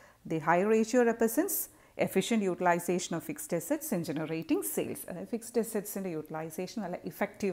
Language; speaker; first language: English; non-native, local second language; Malayalam